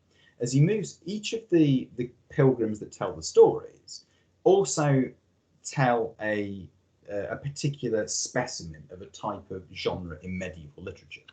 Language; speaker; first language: English; native; English